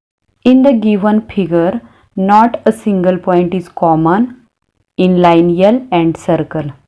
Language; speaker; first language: English; non-native, local second language; Marathi